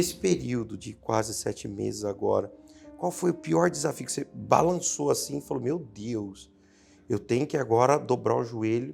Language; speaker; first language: Portuguese; native; Portuguese